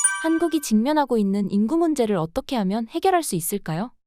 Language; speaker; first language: Korean; native; Korean